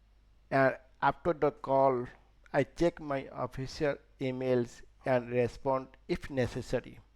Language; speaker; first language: English; non-native, fluent; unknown